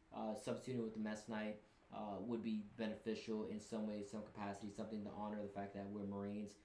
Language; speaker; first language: English; native; English